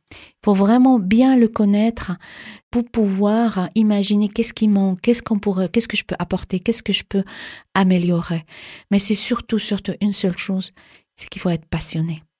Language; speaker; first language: French; native; French